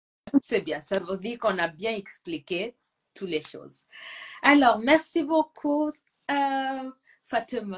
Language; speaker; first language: French; non-native, fluent; Gusii